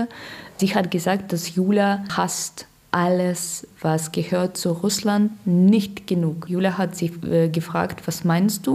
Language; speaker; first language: German; non-native, learner; Russian